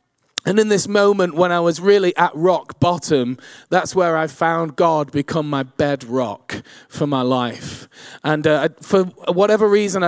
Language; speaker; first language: English; native; English